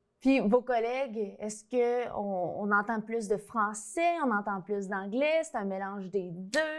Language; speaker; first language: French; early bilingual, other home language; Italian